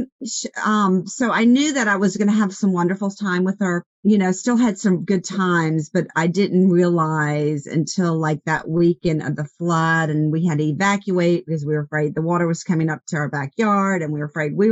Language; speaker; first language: English; native; English